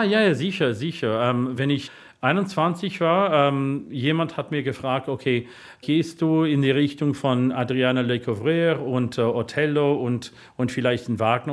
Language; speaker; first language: German; non-native, fluent; English